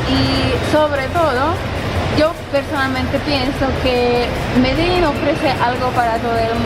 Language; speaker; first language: Spanish; non-native, fluent; Hungarian